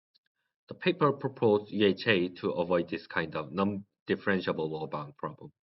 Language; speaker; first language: English; non-native, learner; Korean